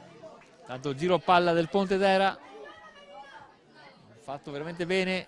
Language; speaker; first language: Italian; native; Italian